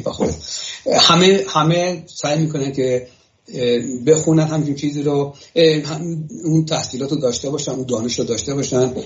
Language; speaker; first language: Persian; native; Persian